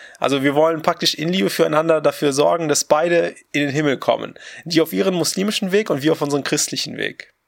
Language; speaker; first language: German; early bilingual, other home language; Russian